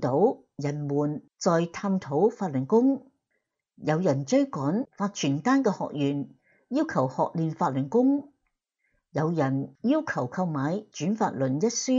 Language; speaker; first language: Chinese; non-native, local second language; Cantonese